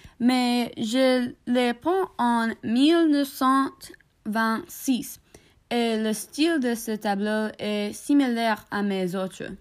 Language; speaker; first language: French; non-native, learner; English